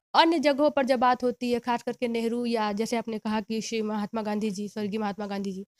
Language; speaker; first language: Hindi; native; Hindi